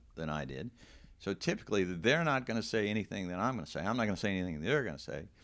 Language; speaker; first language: English; native; English